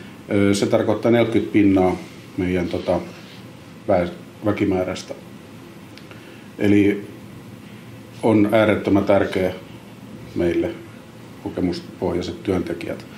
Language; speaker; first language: Finnish; native; Finnish